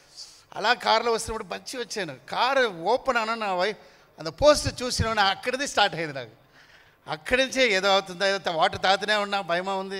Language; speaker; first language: Telugu; non-native, learner; Kannada